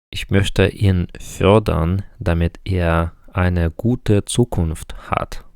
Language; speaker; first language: German; non-native, fluent; Ukrainian